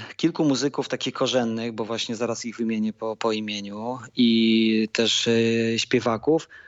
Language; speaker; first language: Polish; native; Polish